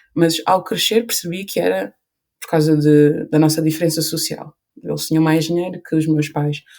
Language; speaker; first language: Portuguese; early bilingual, other home language; Upper Guinea Crioulo